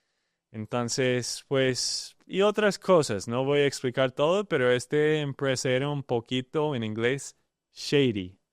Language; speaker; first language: Spanish; non-native, learner; English